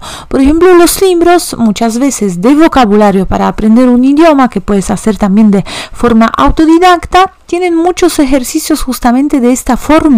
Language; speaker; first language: Spanish; non-native, fluent; Polish